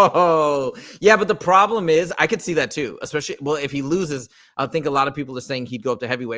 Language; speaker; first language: English; native; English